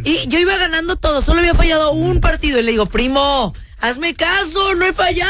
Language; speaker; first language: Spanish; native; Spanish